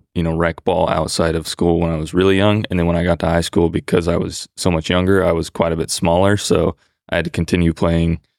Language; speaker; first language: English; native; English